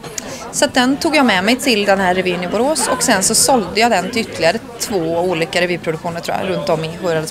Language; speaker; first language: Swedish; native; Swedish